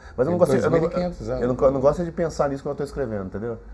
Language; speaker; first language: Portuguese; native; Portuguese